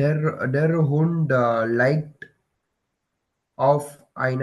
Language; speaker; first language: German; non-native, learner; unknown